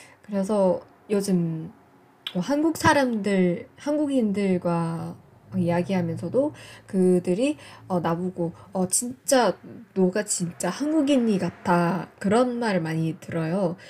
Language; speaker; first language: Korean; non-native, fluent; English